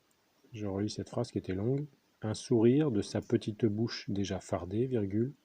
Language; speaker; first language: French; native; French